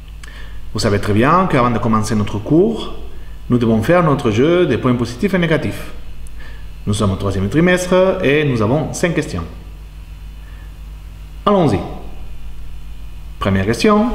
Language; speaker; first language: French; non-native, fluent; Spanish